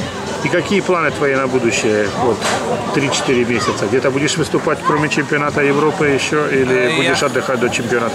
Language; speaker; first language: Russian; native; Russian